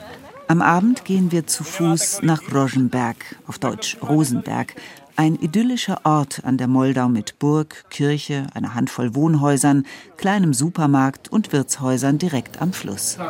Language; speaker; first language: German; native; German